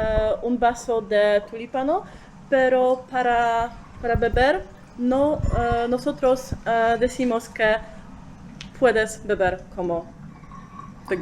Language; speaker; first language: Spanish; non-native, fluent; Polish